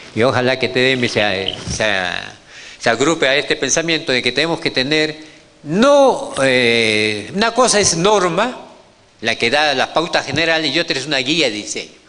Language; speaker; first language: Spanish; native; Spanish